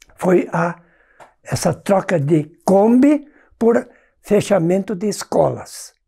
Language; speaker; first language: Portuguese; non-native, local second language; German